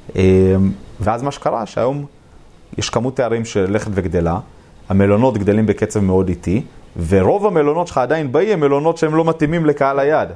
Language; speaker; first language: Hebrew; native; Hebrew